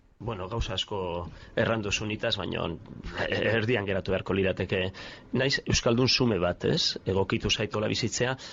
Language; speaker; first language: Basque; non-native, local second language; Spanish